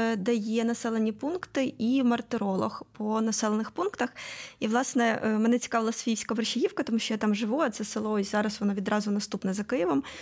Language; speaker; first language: Ukrainian; native; Ukrainian